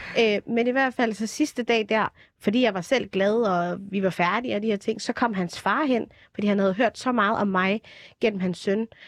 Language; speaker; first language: Danish; early bilingual, other home language; Somali